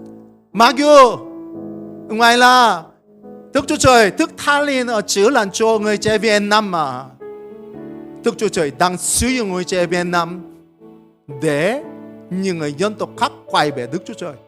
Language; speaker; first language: Vietnamese; non-native, learner; Korean